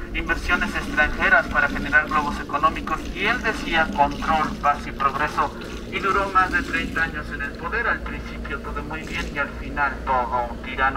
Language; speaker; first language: Spanish; native; Spanish